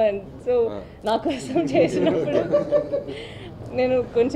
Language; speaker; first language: Telugu; non-native, learner; Tamil